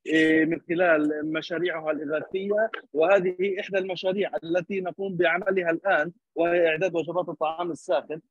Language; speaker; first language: Arabic; native; Arabic